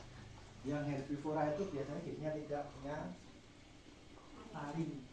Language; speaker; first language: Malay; non-native, local second language; Javanese